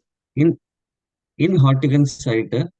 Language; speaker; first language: German; non-native, learner; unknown